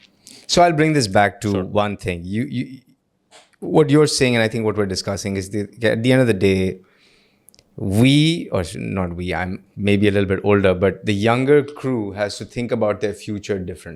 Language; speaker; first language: English; non-native, local second language; Urdu